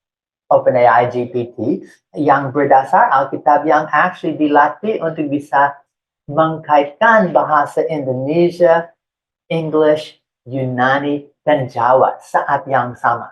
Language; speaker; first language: Indonesian; non-native, fluent; English